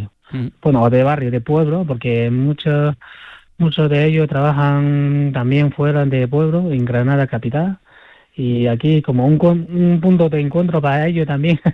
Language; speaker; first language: Spanish; non-native, fluent; Chinese